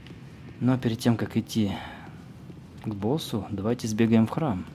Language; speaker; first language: Russian; native; Russian